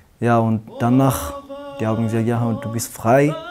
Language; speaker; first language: German; non-native, learner; Pashto